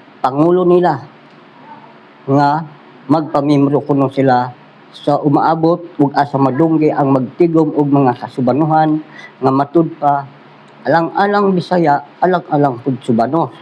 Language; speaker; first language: Cebuano; non-native, local second language; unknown